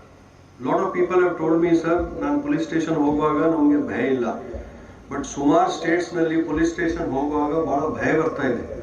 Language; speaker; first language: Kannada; non-native, fluent; Hindi